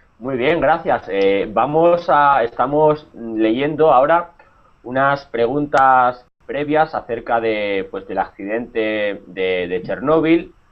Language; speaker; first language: Spanish; native; Spanish